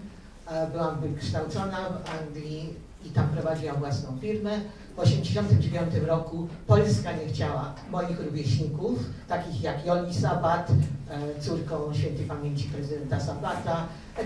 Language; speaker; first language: Polish; early bilingual, heritage; Polish